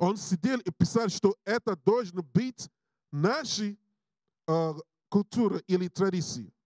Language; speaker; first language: Russian; non-native, learner; English